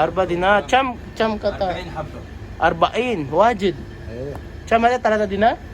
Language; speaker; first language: Arabic; non-native, learner; Filipino